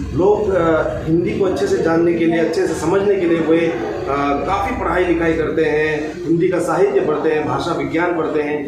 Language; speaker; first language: Hindi; non-native, local second language; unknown